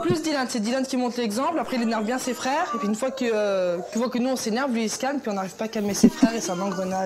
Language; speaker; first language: French; native; French